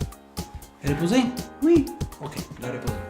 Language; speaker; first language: French; non-native, fluent; Italian